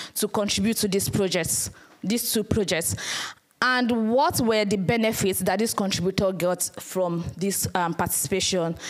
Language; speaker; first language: English; non-native, local second language; Yoruba